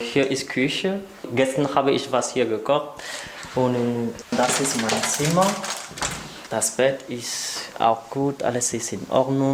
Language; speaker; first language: German; non-native, learner; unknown